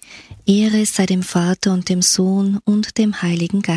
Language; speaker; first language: German; native; German